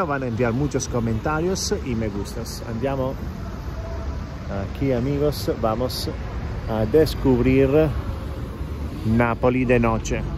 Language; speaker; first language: Spanish; non-native, fluent; Italian